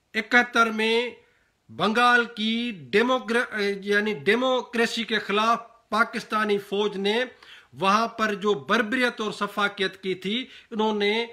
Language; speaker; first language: Urdu; non-native, local second language; Sindhi